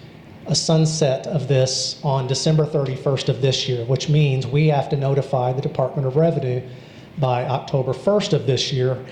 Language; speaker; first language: English; native; English